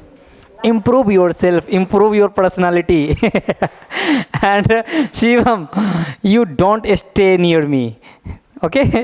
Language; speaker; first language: English; non-native, fluent; Hindi